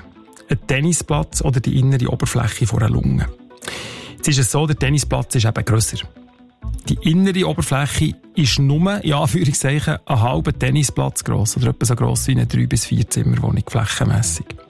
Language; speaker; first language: German; native; German